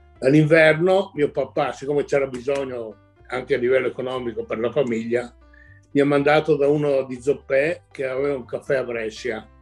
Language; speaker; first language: Italian; native; Italian